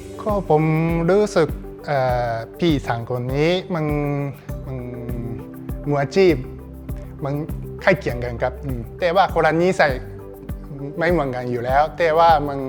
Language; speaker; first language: Thai; non-native, learner; Japanese